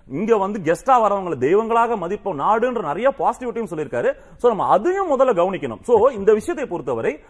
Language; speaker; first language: Tamil; native; Tamil